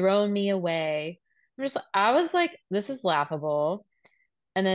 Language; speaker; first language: English; native; English